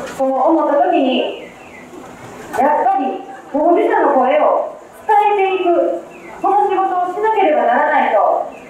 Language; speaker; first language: Japanese; native; Japanese